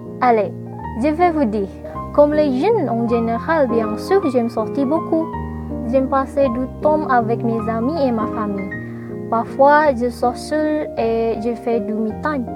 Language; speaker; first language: French; non-native, learner; Indonesian